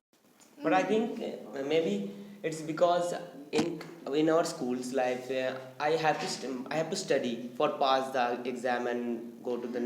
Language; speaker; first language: English; non-native, learner; Bangla